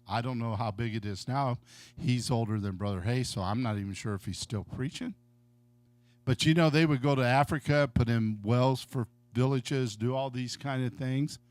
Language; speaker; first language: English; native; English